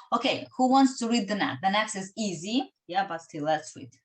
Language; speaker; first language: English; non-native, fluent; Ukrainian